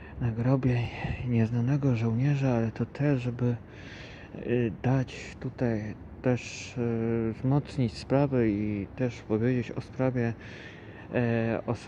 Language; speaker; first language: Polish; native; Polish